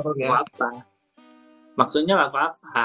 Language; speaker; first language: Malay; non-native, fluent; Korean